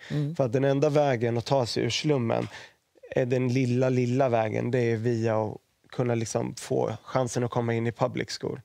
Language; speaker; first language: Swedish; early bilingual, other home language; Arabic